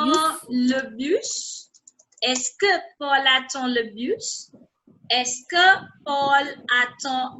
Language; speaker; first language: French; non-native, fluent; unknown